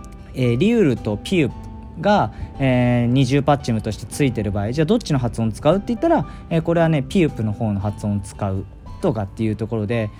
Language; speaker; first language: Japanese; native; Japanese